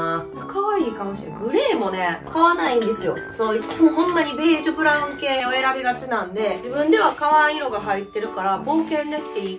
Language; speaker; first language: Japanese; native; Japanese